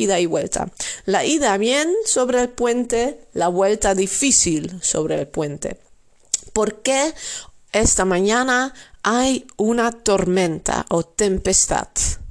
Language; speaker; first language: Spanish; non-native, fluent; Dutch